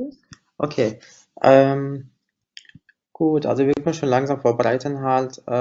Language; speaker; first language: German; non-native, fluent; Arabic